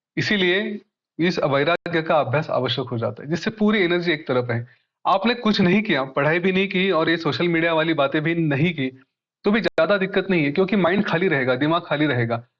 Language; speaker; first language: Hindi; non-native, local second language; Marathi